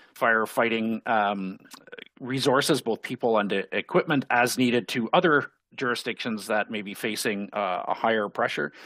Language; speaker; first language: English; native; English